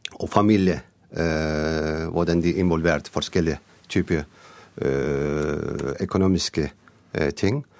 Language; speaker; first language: Norwegian; non-native, learner; Turkish